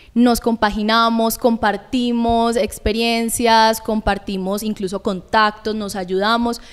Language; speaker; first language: Spanish; native; Spanish